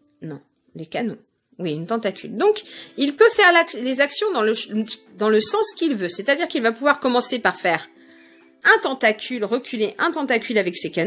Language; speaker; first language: French; native; French